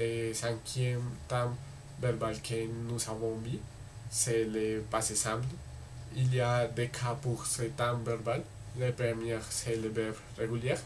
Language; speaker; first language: French; non-native, learner; Spanish